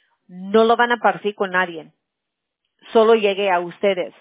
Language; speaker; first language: Spanish; early bilingual, heritage; Spanish